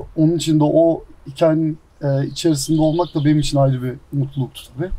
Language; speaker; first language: Turkish; native; Turkish